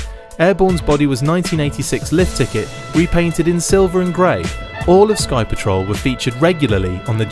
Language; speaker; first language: English; native; English